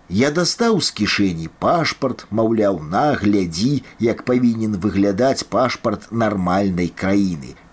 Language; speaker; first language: Belarusian; native; Belarusian